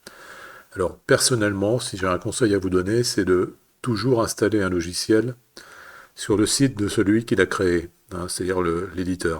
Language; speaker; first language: French; native; French